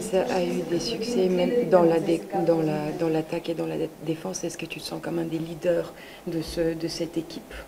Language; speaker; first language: French; non-native, fluent; Bulgarian